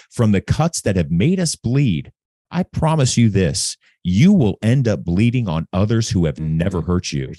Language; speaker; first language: English; native; English